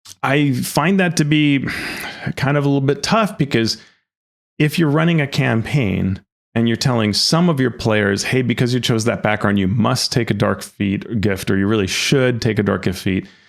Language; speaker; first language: English; native; English